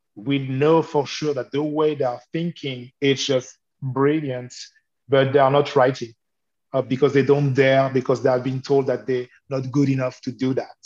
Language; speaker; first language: English; non-native, fluent; French